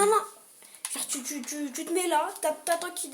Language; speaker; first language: French; native; French